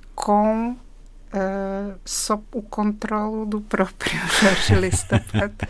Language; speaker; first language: Portuguese; non-native, fluent; Czech